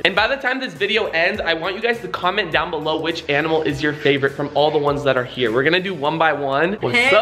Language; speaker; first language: English; native; English